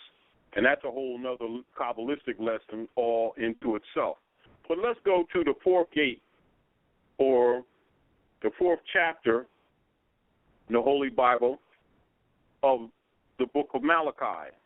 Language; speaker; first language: English; native; English